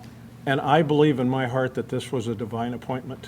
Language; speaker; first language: English; native; English